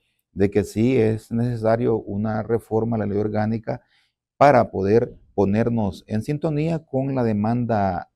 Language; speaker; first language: Spanish; native; Spanish